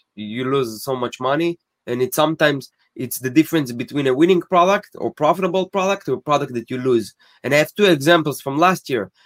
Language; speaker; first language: English; non-native, fluent; Hebrew